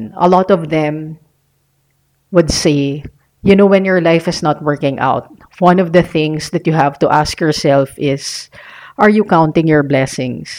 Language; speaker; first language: English; non-native, local second language; Filipino